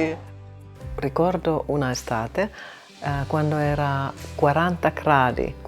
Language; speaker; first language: Italian; non-native, learner; Finnish